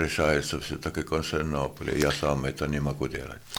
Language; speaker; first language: Russian; non-native, local second language; Lithuanian